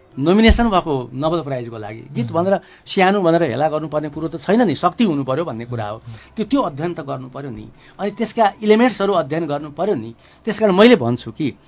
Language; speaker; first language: Nepali; native; Nepali